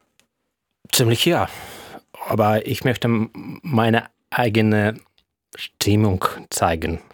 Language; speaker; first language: German; non-native, fluent; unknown